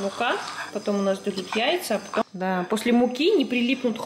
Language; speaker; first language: Russian; native; Russian